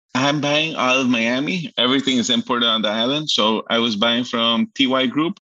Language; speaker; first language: English; early bilingual, other home language; Spanish